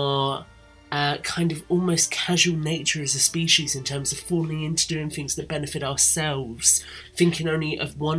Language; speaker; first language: English; non-native, fluent; German